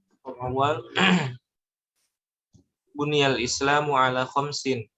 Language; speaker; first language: Arabic; non-native, learner; Indonesian